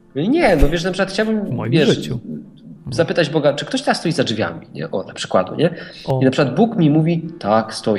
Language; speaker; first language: Polish; native; Polish